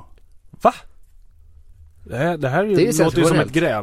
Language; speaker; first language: Swedish; native; Swedish